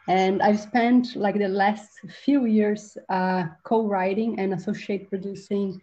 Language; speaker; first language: English; non-native, fluent; Portuguese